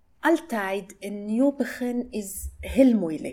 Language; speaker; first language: Dutch; non-native, learner; Arabic